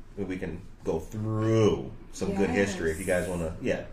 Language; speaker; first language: English; native; English